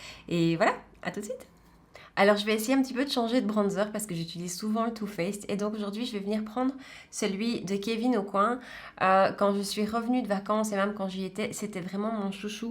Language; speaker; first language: French; native; French